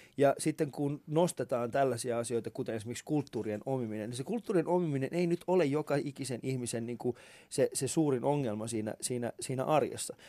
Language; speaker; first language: Finnish; early bilingual, other home language; Persian